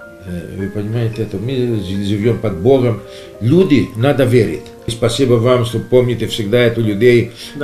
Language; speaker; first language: Russian; non-native, learner; Greek